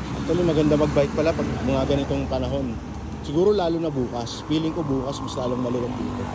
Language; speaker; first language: Filipino; native; Filipino